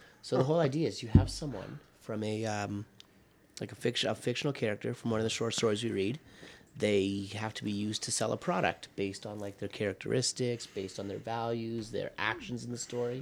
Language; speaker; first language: English; native; English